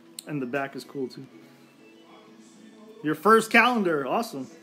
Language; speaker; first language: English; native; English